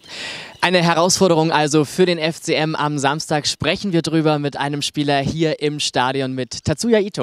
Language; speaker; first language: German; native; German